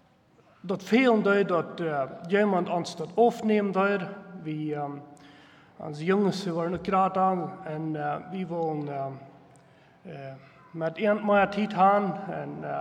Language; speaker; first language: German; non-native, local second language; Plautdietsch